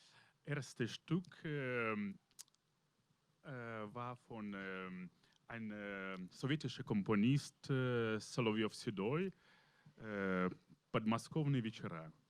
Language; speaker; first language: German; non-native, learner; Russian